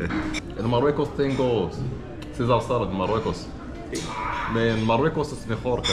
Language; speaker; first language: Spanish; non-native, learner; Arabic